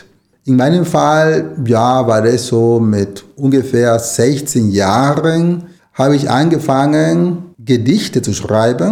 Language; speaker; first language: German; non-native, fluent; Spanish